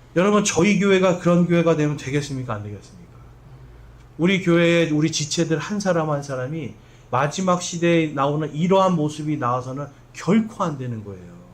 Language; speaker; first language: Korean; native; Korean